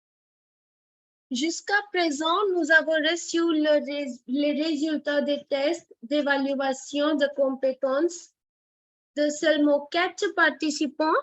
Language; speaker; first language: French; non-native, fluent; Hindi